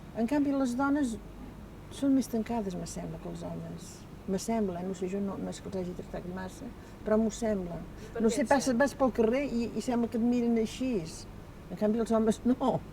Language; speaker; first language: Catalan; native; Catalan